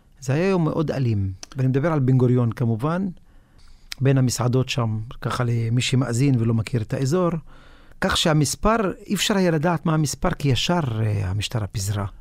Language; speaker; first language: Hebrew; non-native, local second language; Arabic